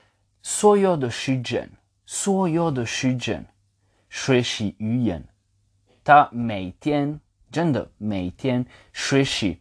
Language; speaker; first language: Chinese; non-native, fluent; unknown